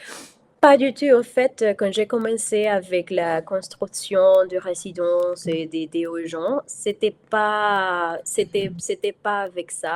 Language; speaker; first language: French; non-native, fluent; Spanish